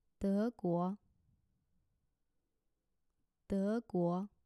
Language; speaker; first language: Chinese; non-native, learner; German